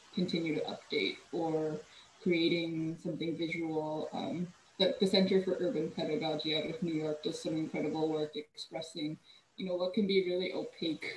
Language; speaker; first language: English; native; English